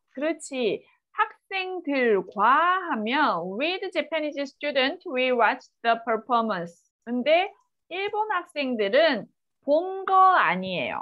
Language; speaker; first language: Korean; native; Korean